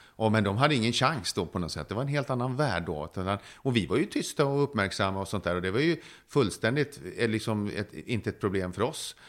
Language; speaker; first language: Swedish; native; Swedish